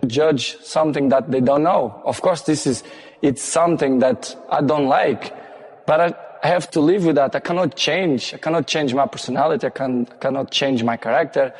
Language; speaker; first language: English; non-native, fluent; Portuguese